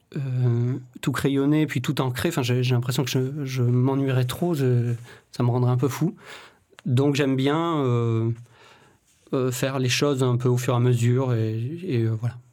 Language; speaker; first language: French; native; French